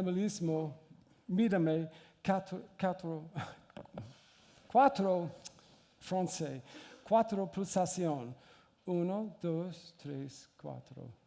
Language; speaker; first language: Spanish; non-native, learner; English